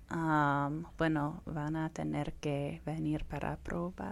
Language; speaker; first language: Spanish; non-native, fluent; English